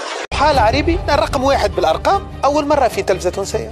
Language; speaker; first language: Arabic; native; Arabic